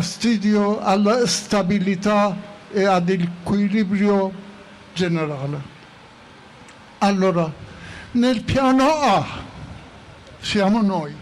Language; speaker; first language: Italian; non-native, fluent; Persian